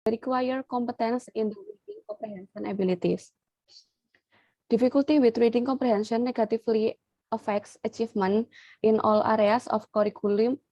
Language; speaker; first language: English; non-native, learner; Indonesian